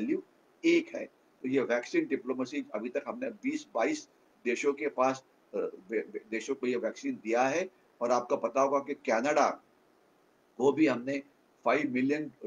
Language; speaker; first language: Hindi; non-native, local second language; Marathi